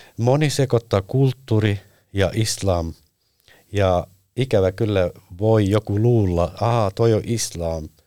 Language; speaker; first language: Finnish; non-native, fluent; Turkish